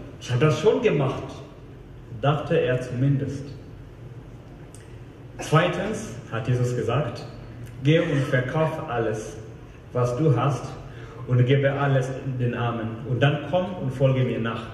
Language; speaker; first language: German; non-native, fluent; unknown